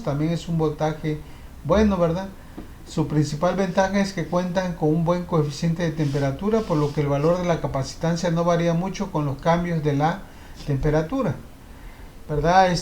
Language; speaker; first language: Spanish; native; Spanish